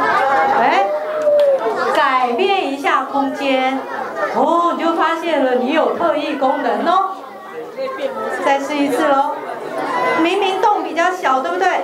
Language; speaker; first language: Chinese; native; Chinese